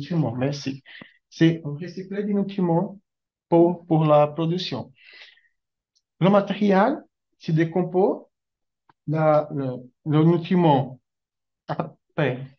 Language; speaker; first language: French; non-native, learner; Portuguese